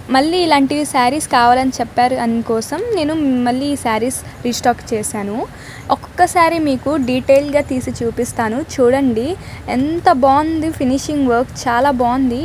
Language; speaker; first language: Telugu; non-native, local second language; Urdu